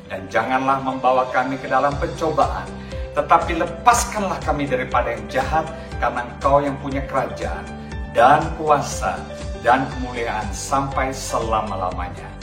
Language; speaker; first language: Indonesian; native; Indonesian